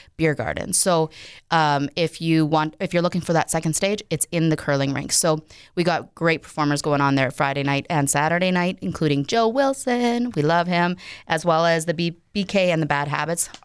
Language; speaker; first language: English; native; English